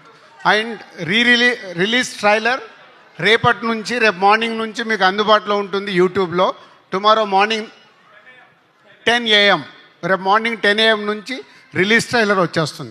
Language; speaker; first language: Telugu; native; Telugu